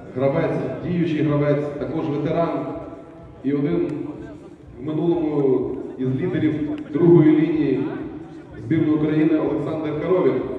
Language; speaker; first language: Ukrainian; native; Ukrainian